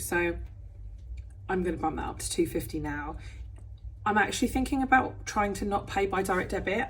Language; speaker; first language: English; native; English